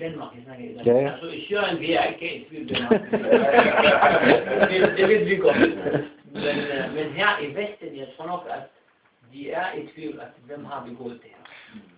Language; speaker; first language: Danish; non-native, fluent; Arabic